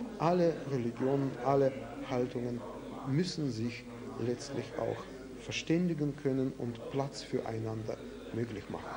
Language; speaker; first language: German; non-native, fluent; Russian